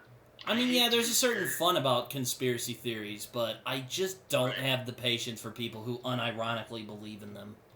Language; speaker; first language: English; native; English